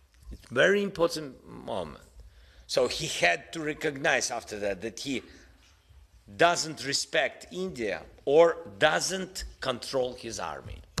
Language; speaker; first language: English; non-native, fluent; Russian